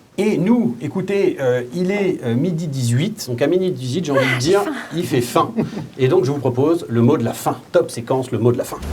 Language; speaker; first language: French; native; French